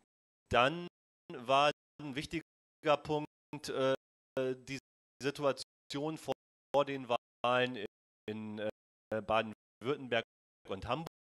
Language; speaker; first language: German; native; German